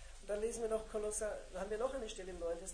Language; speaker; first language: German; native; German